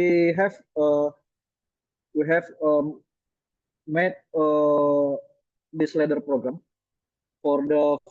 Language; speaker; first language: English; non-native, learner; Indonesian